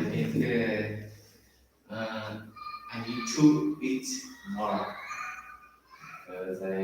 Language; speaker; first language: English; non-native, learner; Portuguese